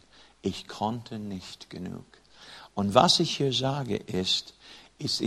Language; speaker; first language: German; non-native, fluent; English